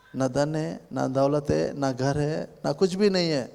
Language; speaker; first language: Hindi; non-native, local second language; Telugu